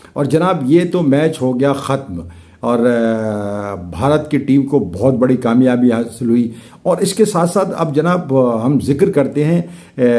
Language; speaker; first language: Urdu; native; Urdu